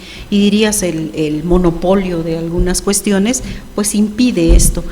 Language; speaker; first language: Spanish; native; Spanish